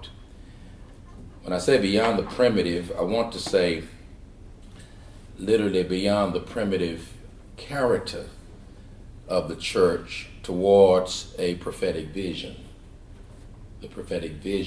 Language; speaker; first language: English; native; English